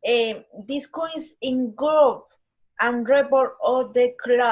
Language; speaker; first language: English; non-native, learner; Spanish